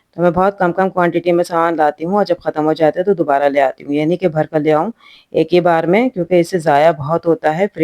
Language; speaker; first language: Hindi; native; Hindi